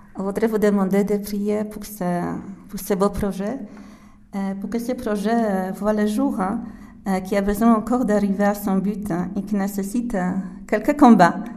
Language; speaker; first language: French; non-native, fluent; Polish